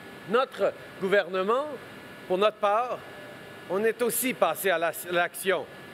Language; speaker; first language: French; early bilingual, heritage; French